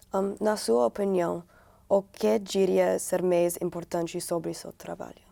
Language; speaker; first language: Portuguese; non-native, learner; English